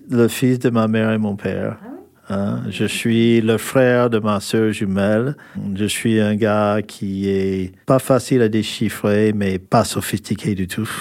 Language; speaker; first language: French; non-native, fluent; English